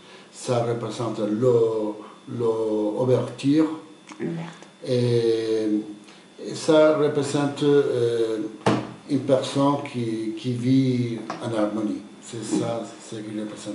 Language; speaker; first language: French; non-native, fluent; Spanish